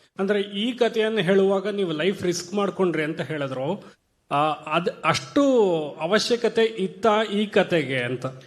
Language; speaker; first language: Kannada; native; Kannada